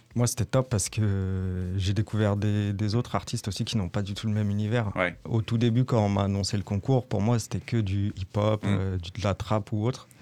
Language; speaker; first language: French; native; French